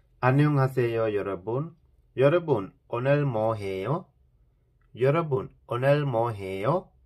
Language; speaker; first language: Korean; non-native, fluent; Sinhala